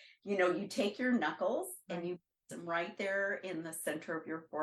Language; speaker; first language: English; native; English